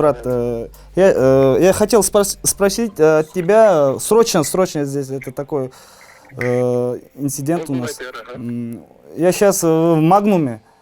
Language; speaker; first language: Russian; non-native, local second language; Kazakh